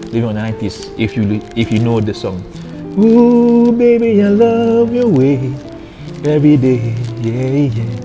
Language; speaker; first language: English; non-native, local second language; Malay